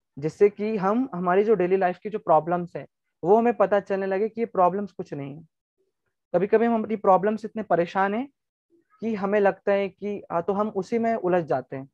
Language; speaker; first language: Hindi; non-native, local second language; Gujarati